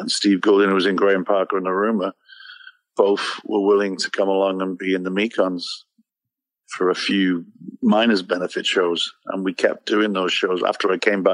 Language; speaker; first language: English; native; English